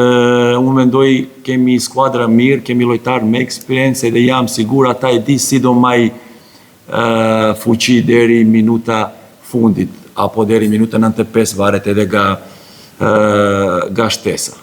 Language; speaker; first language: Albanian; non-native, learner; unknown